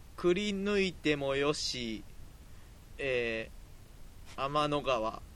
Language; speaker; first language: Japanese; native; Japanese